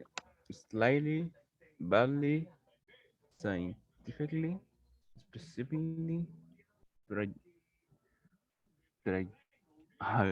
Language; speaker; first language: English; non-native, learner; Spanish